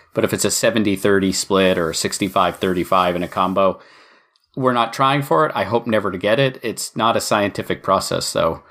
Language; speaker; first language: English; native; English